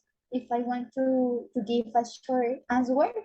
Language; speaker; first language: English; non-native, learner; Spanish